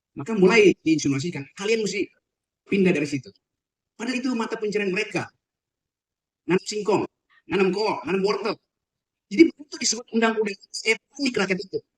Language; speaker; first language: Indonesian; native; Indonesian